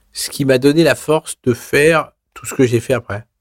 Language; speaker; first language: French; native; French